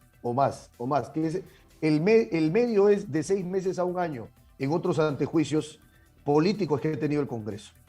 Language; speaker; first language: Spanish; native; Spanish